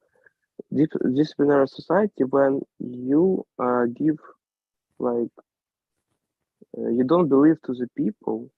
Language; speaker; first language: English; non-native, learner; Ukrainian